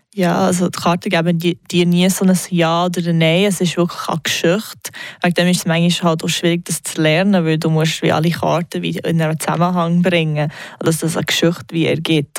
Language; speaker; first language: German; non-native, local second language; English